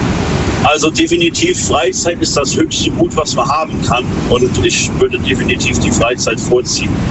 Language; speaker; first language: German; native; German